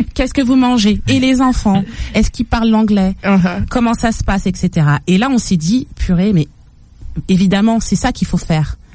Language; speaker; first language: French; native; French